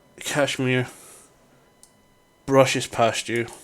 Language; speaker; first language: English; native; English